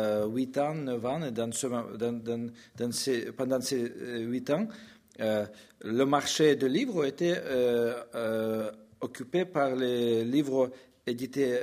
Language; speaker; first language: French; non-native, fluent; Russian